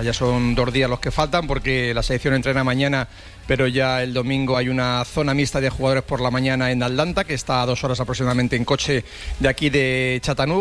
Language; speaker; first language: Spanish; native; Spanish